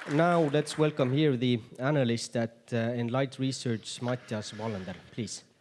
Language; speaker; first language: English; non-native, fluent; Estonian